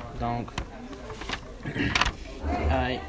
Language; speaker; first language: French; non-native, learner; English